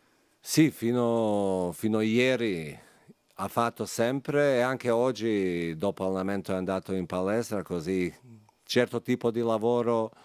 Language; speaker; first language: Italian; non-native, fluent; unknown